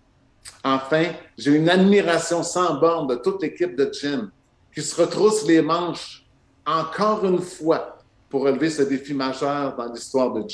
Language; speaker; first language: French; native; French